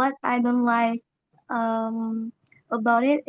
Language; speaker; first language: English; non-native, learner; Indonesian